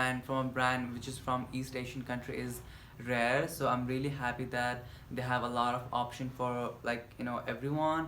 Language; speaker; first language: English; non-native, local second language; Nepali